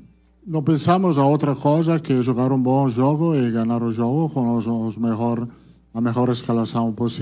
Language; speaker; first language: Portuguese; non-native, fluent; Italian